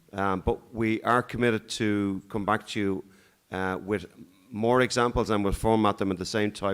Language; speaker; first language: English; native; English